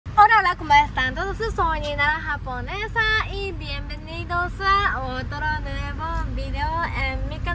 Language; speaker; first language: Spanish; non-native, learner; Japanese